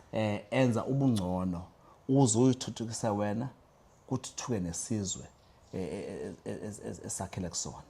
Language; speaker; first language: Zulu; native; Zulu